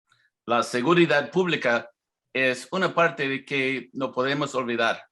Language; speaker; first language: Spanish; non-native, learner; English